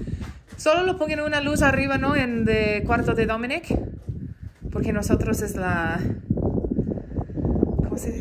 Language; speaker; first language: Spanish; non-native, learner; English